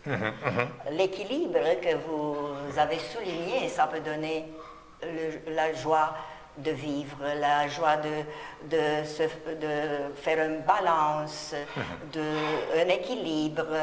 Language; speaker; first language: French; non-native, fluent; Romanian